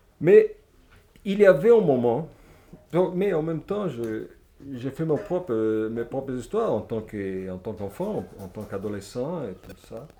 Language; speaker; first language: French; non-native, fluent; Portuguese